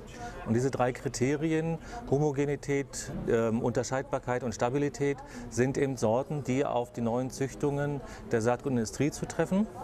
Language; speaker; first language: German; native; German